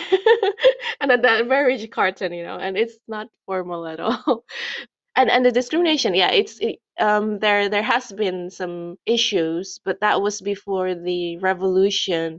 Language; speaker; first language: English; non-native, fluent; Indonesian